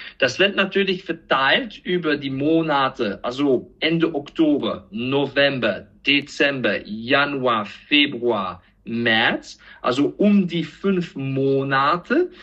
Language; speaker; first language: German; non-native, fluent; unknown